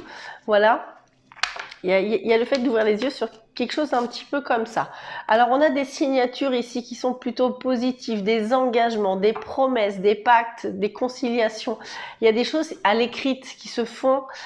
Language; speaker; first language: French; native; French